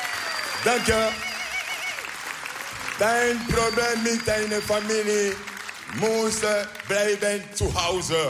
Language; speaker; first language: Dutch; non-native, learner; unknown